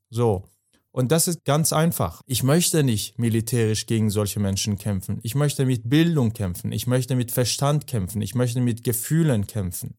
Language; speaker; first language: German; non-native, fluent; Persian